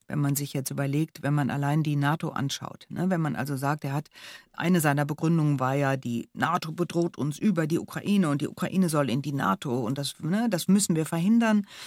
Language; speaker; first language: German; native; German